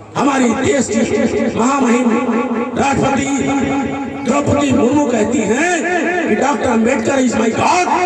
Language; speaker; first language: Hindi; native; Hindi